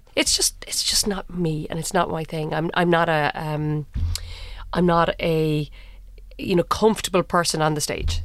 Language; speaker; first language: English; native; English